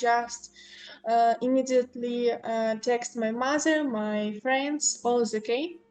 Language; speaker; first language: English; non-native, local second language; Ukrainian